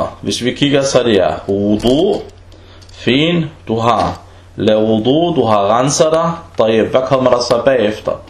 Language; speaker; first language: Danish; early bilingual, other home language; Arabic